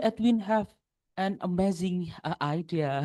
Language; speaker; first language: English; non-native, local second language; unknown